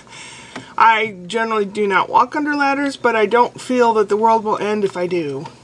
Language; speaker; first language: English; native; English